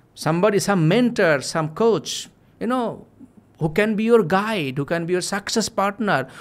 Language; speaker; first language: English; non-native, local second language; Bangla